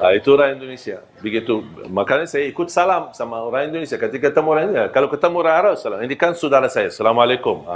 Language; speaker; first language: Malay; non-native, fluent; Arabic